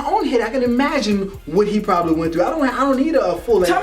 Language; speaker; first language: English; native; English